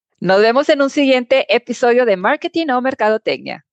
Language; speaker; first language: Spanish; native; Spanish